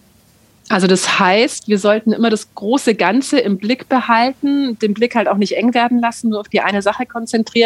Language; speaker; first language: German; native; German